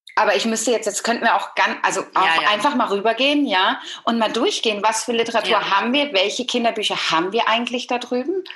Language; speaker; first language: German; native; German